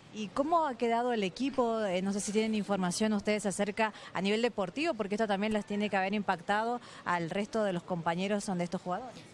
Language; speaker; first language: Spanish; native; Spanish